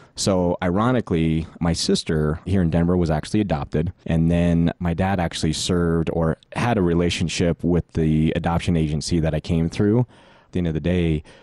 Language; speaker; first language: English; native; English